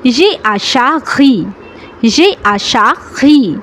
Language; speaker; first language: French; non-native, learner; Bangla